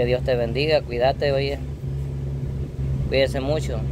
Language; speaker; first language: Spanish; native; Spanish